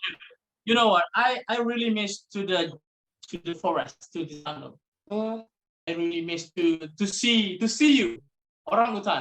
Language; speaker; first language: English; non-native, local second language; Indonesian